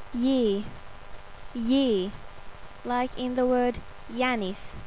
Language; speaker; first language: English; non-native, fluent; Finnish